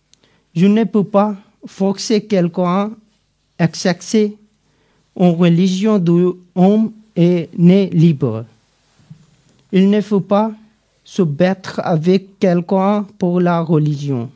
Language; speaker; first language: French; non-native, learner; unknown